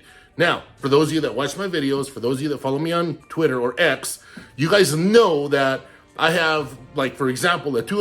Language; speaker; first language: English; native; English